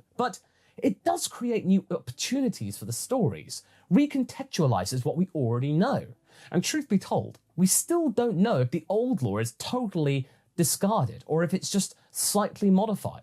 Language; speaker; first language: English; native; English